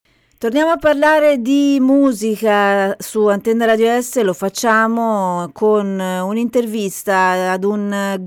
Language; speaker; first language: Italian; native; Italian